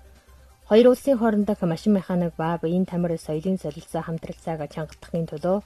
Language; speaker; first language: Mongolian; native; Mongolian